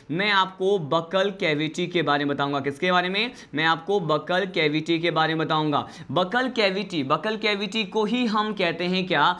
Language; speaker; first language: Hindi; native; Hindi